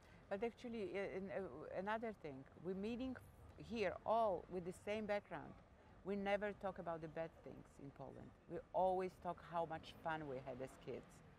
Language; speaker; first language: English; non-native, fluent; Polish